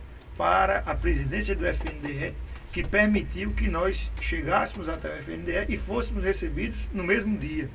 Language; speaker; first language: Portuguese; native; Portuguese